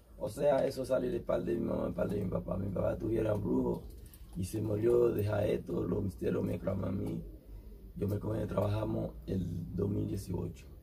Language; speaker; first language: Spanish; non-native, learner; Haitian Creole